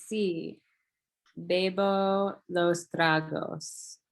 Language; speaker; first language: Spanish; non-native, learner; English